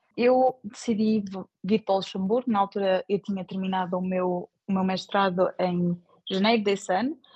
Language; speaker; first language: Portuguese; native; Portuguese